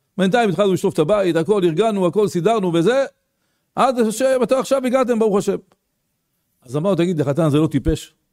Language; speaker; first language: Hebrew; native; Hebrew